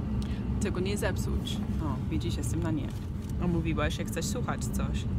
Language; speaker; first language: Polish; early bilingual, heritage; Polish